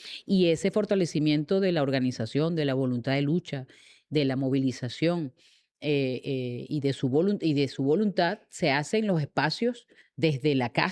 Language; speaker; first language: Spanish; native; Spanish